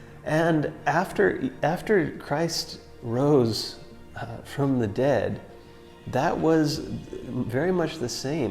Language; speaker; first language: English; native; English